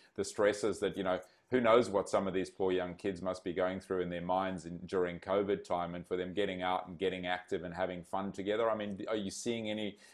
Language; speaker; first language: English; native; English